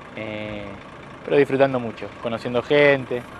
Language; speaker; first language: Spanish; native; Spanish